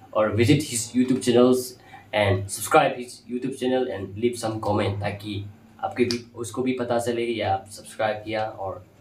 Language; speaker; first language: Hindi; non-native, local second language; Kok Borok